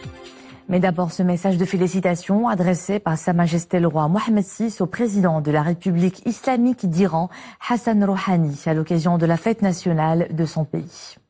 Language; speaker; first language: French; non-native, local second language; Arabic